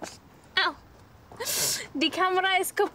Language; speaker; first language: German; non-native, learner; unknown